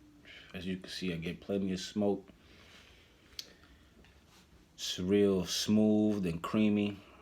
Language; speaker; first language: English; native; English